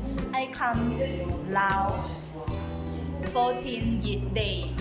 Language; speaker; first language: English; non-native, learner; Lao